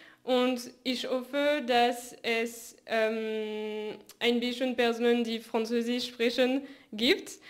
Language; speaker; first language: German; non-native, learner; French